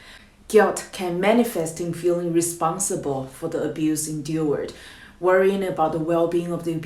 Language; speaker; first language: English; non-native, fluent; Chinese